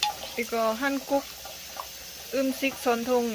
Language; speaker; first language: Korean; non-native, learner; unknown